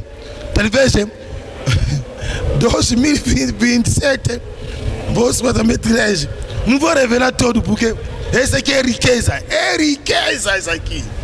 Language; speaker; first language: Portuguese; non-native, learner; Lingala